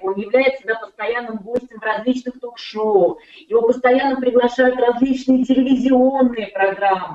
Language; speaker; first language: Russian; native; Russian